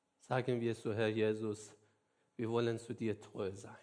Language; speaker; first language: German; non-native, learner; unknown